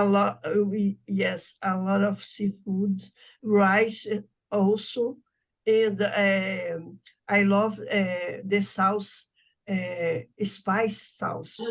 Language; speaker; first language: English; non-native, learner; Portuguese